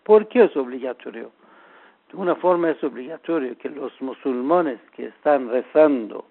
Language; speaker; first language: Spanish; non-native, learner; Persian